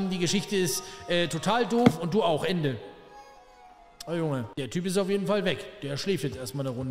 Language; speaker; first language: German; native; German